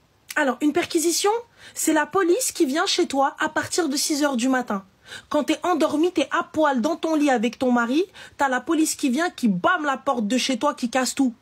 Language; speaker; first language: French; native; French